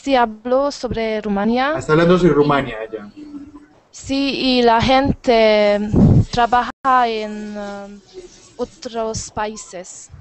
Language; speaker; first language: Spanish; non-native, learner; Hungarian